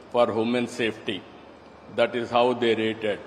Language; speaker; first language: English; non-native, local second language; Telugu